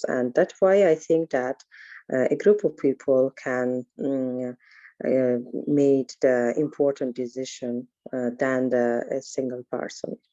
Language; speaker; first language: English; non-native, learner; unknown